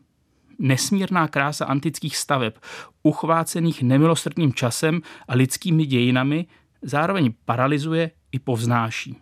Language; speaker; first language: Czech; native; Czech